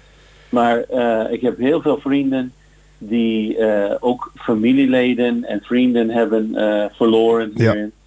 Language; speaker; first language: Dutch; non-native, fluent; English